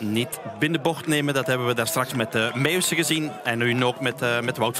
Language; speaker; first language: Dutch; native; Dutch